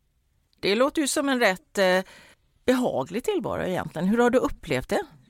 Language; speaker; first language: Swedish; native; Swedish